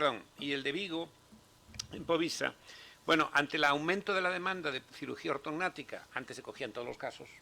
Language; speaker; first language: Spanish; native; Spanish